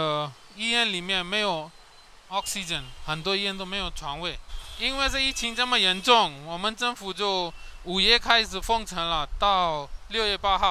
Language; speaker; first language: Chinese; non-native, learner; Hindi